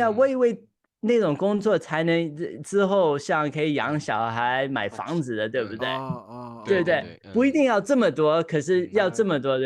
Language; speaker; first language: Chinese; early bilingual, heritage; Chinese